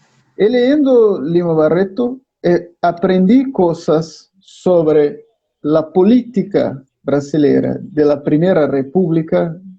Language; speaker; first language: Spanish; non-native, fluent; Portuguese